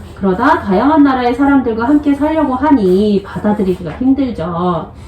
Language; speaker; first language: Korean; native; Korean